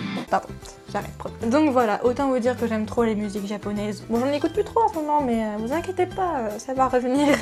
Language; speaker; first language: French; native; French